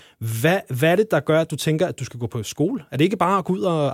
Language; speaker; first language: Danish; native; Danish